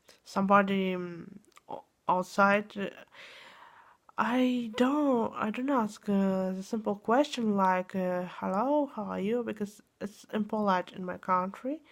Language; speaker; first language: English; non-native, learner; Russian